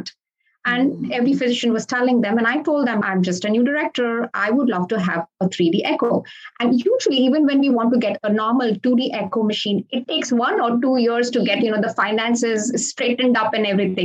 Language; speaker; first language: English; non-native, local second language; Konkani